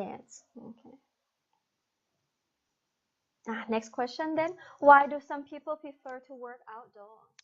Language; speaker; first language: English; non-native, fluent; Thai